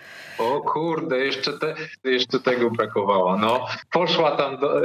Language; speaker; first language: Polish; native; Polish